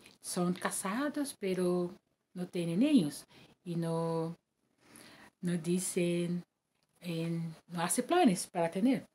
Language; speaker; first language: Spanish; non-native, learner; Portuguese